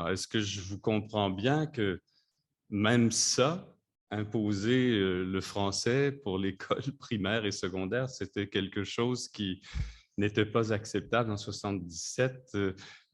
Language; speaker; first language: French; native; French